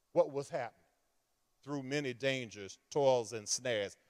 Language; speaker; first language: English; native; English